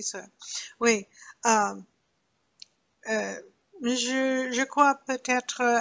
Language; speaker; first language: French; non-native, learner; English